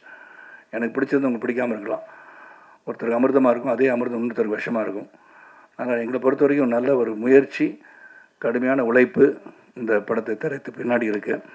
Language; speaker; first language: Tamil; native; Tamil